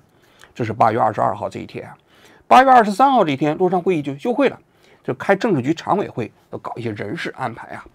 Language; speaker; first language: Chinese; native; Chinese